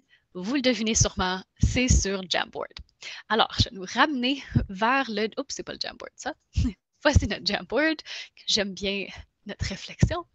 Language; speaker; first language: French; native; French